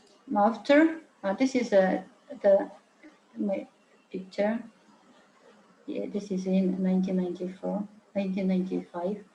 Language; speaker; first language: English; non-native, learner; Mongolian